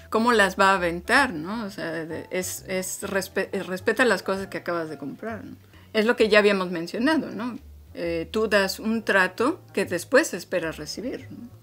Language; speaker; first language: Spanish; native; Spanish